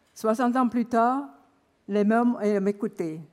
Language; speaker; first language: French; non-native, fluent; German